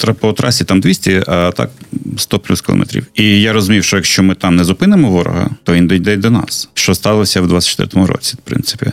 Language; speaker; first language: Ukrainian; non-native, local second language; Russian